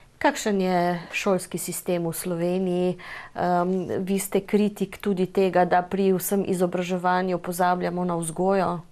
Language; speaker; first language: Slovenian; native; Slovenian